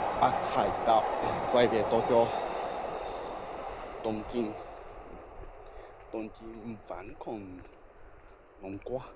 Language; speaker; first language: Vietnamese; non-native, learner; Japanese